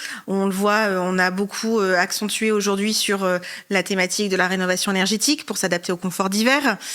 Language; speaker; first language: French; native; French